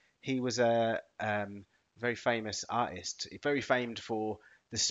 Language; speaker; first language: English; native; English